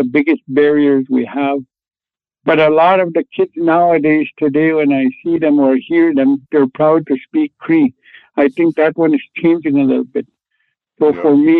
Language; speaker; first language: English; non-native, fluent; Cree